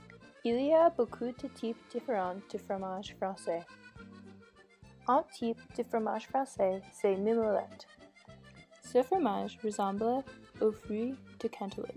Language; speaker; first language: French; non-native, learner; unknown